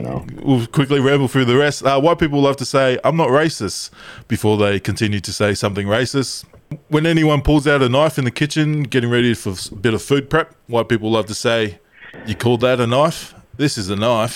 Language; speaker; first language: English; non-native, local second language; Tongan